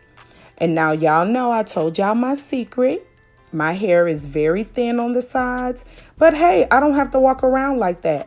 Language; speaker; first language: English; native; English